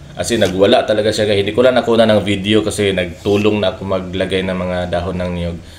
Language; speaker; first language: Filipino; non-native, local second language; Cebuano